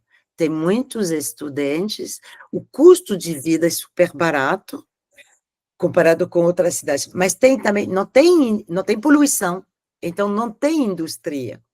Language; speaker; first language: Portuguese; non-native, fluent; French